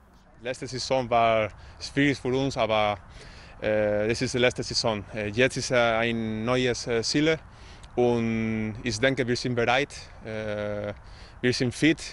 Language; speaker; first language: German; non-native, learner; Spanish